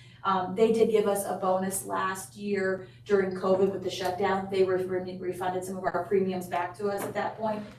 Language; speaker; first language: English; native; English